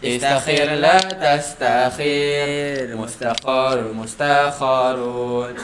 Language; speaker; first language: Arabic; non-native, learner; Malay